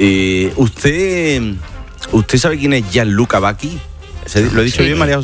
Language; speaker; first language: Spanish; native; Spanish